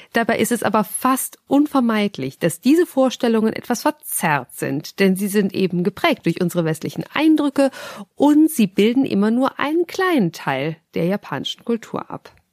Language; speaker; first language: German; native; German